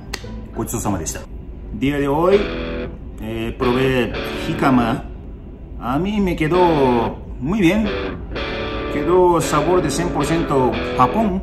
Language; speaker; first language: Spanish; non-native, learner; Japanese